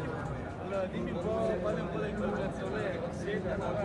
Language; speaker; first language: Italian; native; Italian